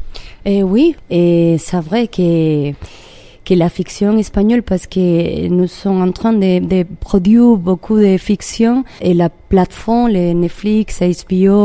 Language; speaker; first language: French; non-native, learner; Spanish